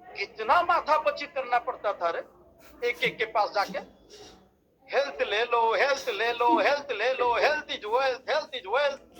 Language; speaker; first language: Hindi; non-native, local second language; Odia